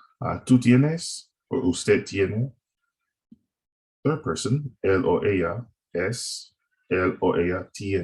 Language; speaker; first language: Spanish; non-native, fluent; English